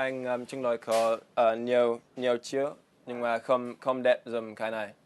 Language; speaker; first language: Vietnamese; non-native, learner; English